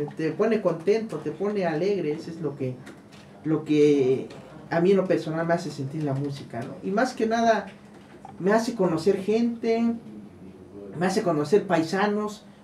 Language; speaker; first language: Spanish; native; Spanish